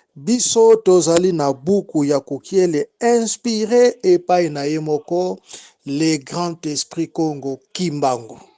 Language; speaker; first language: Lingala; non-native, local second language; Kongo